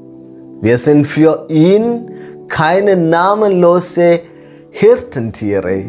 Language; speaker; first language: German; non-native, fluent; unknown